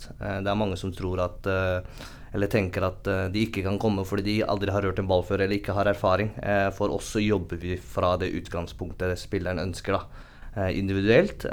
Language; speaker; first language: Norwegian; native; Norwegian